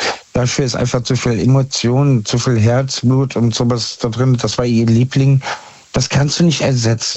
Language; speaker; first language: German; native; German